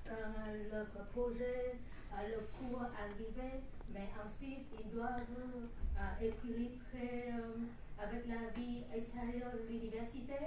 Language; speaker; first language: French; non-native, learner; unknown